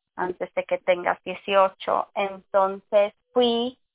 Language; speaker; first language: Spanish; early bilingual, heritage; English